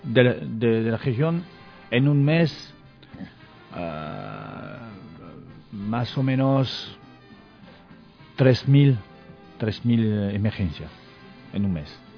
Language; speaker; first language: Spanish; non-native, learner; French